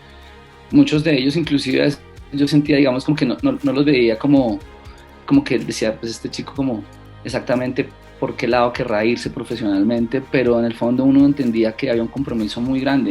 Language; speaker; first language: Spanish; native; Spanish